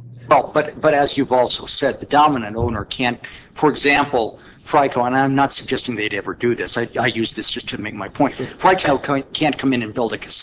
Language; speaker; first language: English; native; English